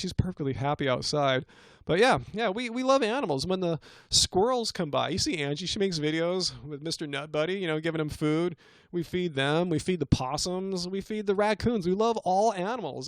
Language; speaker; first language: English; native; English